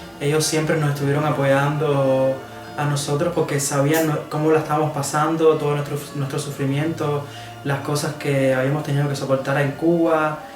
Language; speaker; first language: Spanish; native; Spanish